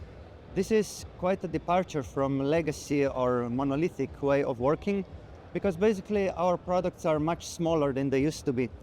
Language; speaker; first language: English; non-native, fluent; Slovenian